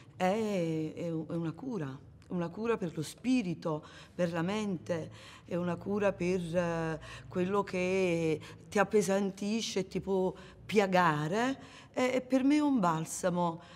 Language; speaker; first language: Italian; native; Italian